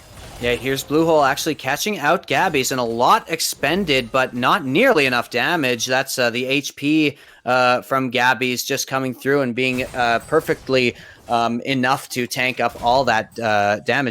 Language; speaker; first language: English; native; English